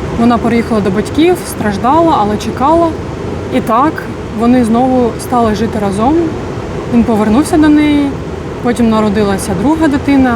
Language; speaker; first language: Ukrainian; non-native, local second language; Russian